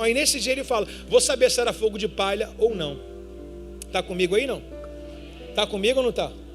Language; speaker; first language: Portuguese; native; Portuguese